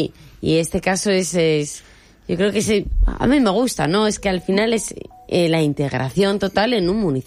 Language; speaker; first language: Spanish; native; Spanish